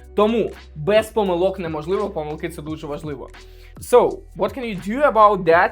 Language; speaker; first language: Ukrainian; native; Ukrainian